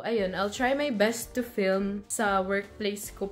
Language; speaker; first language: Filipino; native; Filipino